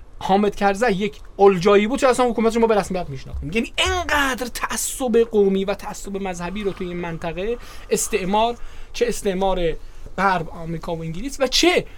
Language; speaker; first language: Persian; native; Persian